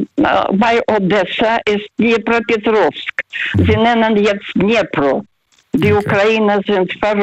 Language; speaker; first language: German; early bilingual, heritage; Russian